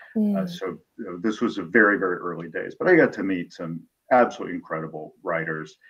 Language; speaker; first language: English; native; English